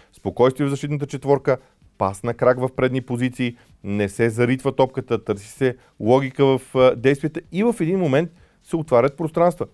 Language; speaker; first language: Bulgarian; native; Bulgarian